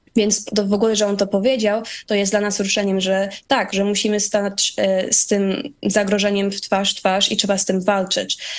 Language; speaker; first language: Polish; early bilingual, heritage; Polish